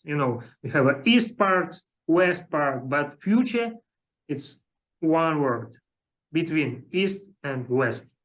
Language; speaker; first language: English; non-native, learner; Russian